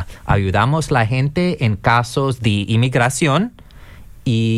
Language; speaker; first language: Spanish; non-native, learner; English